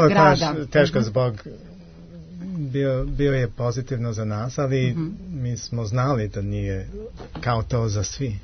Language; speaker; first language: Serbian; non-native, learner; English